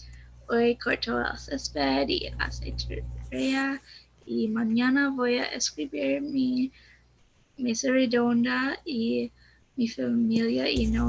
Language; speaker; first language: Spanish; non-native, learner; English